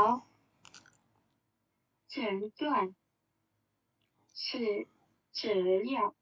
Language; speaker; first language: Chinese; non-native, learner; Indonesian